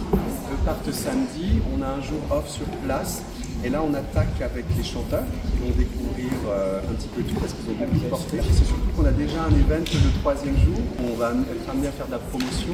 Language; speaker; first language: French; native; French